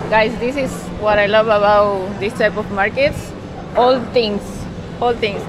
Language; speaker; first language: English; non-native, fluent; Spanish